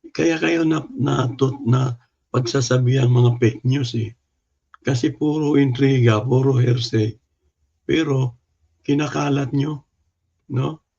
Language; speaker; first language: Filipino; non-native, local second language; Cebuano